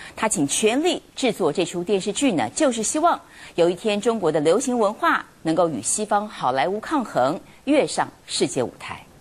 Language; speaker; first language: Chinese; native; Chinese